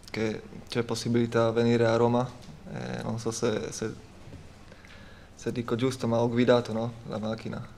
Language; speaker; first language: Italian; non-native, learner; Slovak